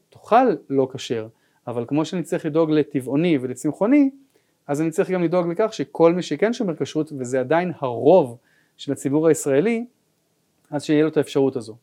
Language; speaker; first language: Hebrew; native; Hebrew